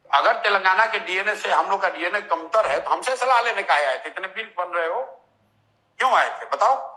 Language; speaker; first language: Hindi; native; Hindi